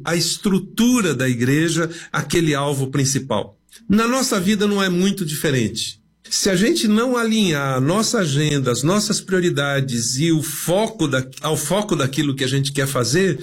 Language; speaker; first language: Portuguese; native; Portuguese